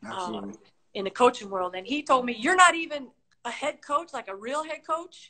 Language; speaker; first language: English; native; English